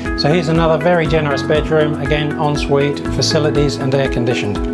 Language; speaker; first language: English; native; English